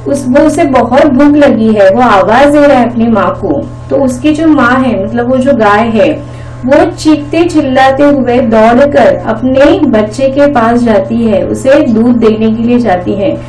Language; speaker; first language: Hindi; non-native, local second language; Marathi